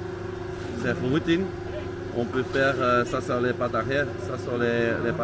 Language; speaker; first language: French; non-native, local second language; Dutch